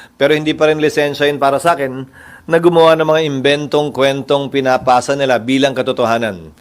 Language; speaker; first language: Filipino; native; Filipino